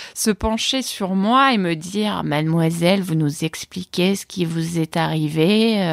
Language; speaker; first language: French; native; French